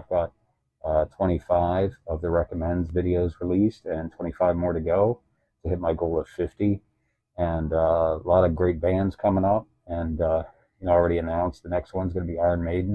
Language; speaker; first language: English; native; English